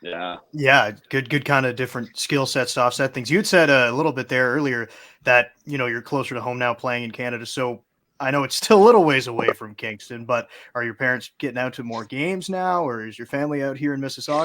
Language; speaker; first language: English; native; English